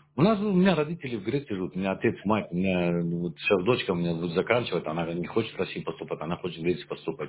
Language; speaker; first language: Russian; native; Russian